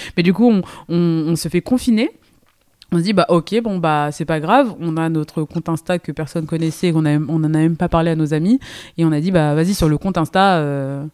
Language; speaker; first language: French; native; French